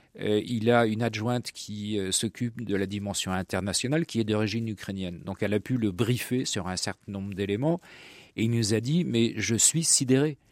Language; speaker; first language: French; native; French